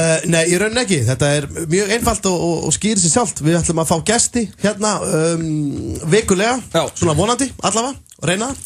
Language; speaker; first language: Icelandic; native; Icelandic